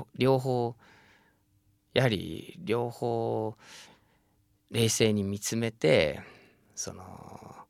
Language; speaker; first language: Japanese; non-native, fluent; English